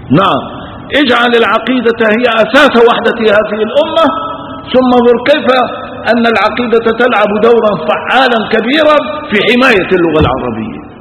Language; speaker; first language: Arabic; early bilingual, other home language; Kurdish